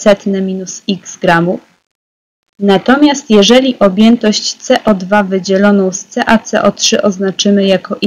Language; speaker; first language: Polish; native; Polish